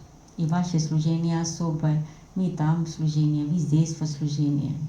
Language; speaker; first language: Russian; non-native, fluent; Hindi